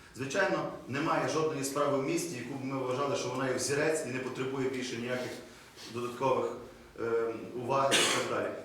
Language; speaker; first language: Ukrainian; native; Ukrainian